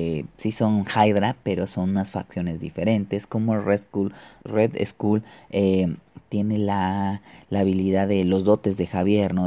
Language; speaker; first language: Spanish; native; Spanish